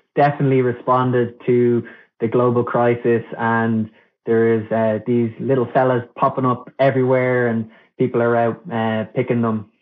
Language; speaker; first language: English; non-native, local second language; Irish